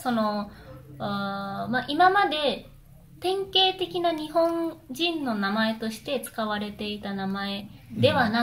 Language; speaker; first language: Japanese; native; Japanese